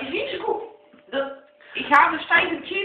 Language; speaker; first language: German; non-native, learner; Dutch